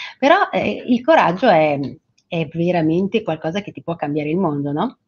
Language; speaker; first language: Italian; native; Italian